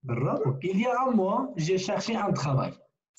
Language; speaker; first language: French; non-native, fluent; Kurdish